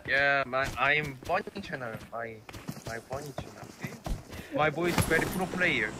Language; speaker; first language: English; non-native, learner; Korean